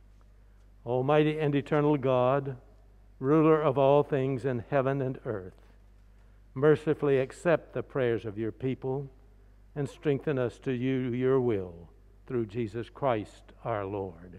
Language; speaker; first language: English; native; English